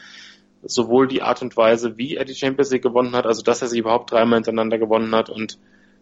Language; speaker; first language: German; native; German